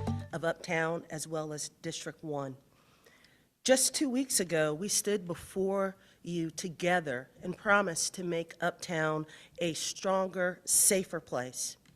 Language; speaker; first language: English; native; English